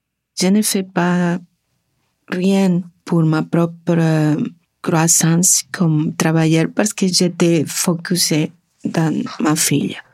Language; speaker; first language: French; non-native, learner; Spanish